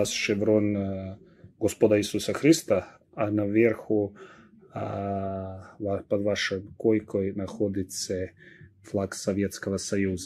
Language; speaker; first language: Russian; non-native, learner; Serbian